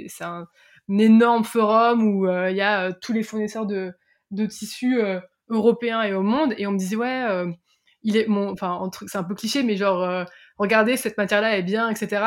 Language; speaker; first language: French; native; French